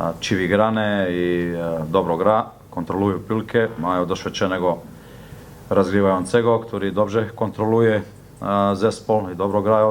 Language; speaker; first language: Polish; non-native, learner; Slovenian